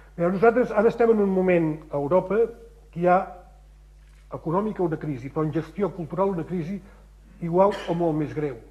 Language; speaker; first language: Catalan; native; Catalan